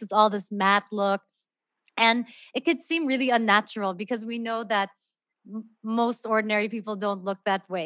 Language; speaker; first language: English; non-native, local second language; Filipino